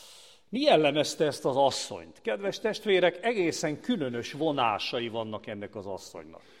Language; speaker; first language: Hungarian; native; Hungarian